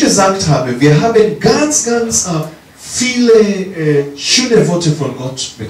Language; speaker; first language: German; non-native, learner; English